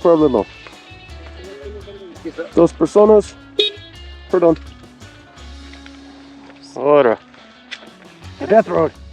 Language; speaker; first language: Spanish; non-native, learner; English